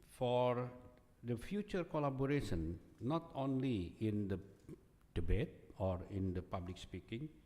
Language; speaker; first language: English; non-native, fluent; Indonesian